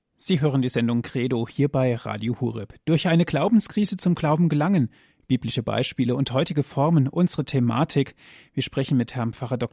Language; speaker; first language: German; native; German